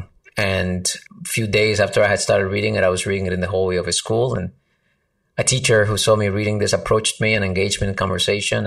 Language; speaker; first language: English; early bilingual, other home language; Spanish